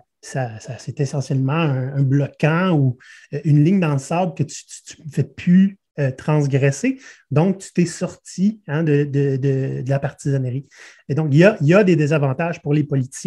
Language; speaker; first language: French; native; French